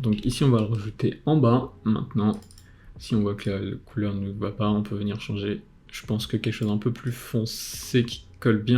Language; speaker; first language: French; native; French